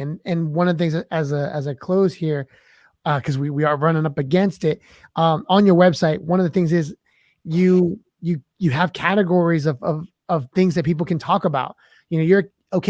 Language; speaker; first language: English; native; English